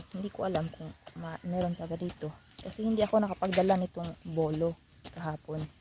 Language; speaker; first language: Filipino; non-native, local second language; Cebuano